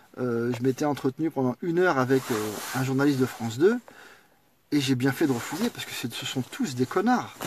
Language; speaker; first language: French; native; French